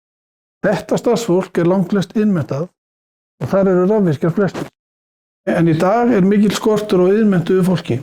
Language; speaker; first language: Icelandic; native; Icelandic